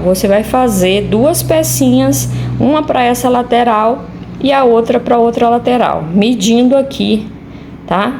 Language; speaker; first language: Portuguese; native; Portuguese